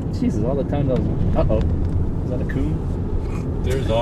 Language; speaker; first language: English; native; English